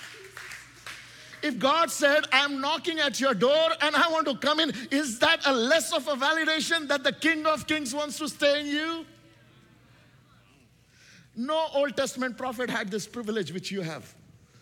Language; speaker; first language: English; non-native, local second language; Hindi